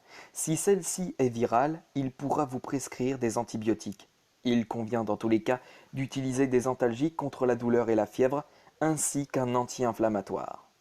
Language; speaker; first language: French; native; French